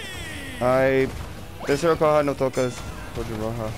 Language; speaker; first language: Spanish; non-native, learner; English